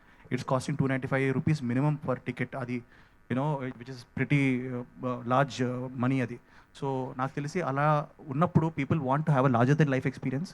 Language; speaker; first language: Telugu; native; Telugu